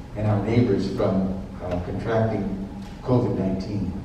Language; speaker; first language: English; early bilingual, other home language; Spanish